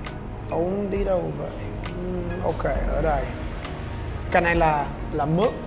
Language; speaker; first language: Vietnamese; non-native, learner; English